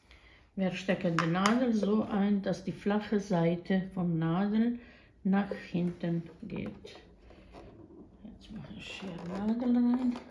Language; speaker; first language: German; non-native, fluent; Croatian